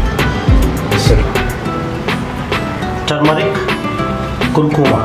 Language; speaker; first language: Russian; non-native, learner; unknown